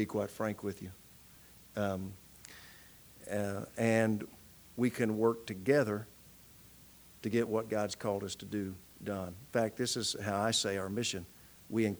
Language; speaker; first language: English; native; English